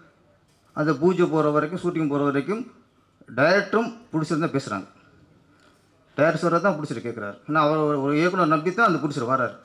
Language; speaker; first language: Tamil; native; Tamil